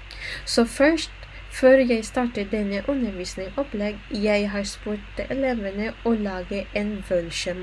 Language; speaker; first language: Norwegian; non-native, learner; Filipino